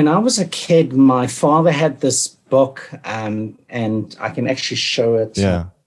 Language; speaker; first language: English; native; English